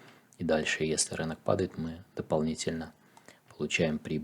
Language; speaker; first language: Russian; native; Russian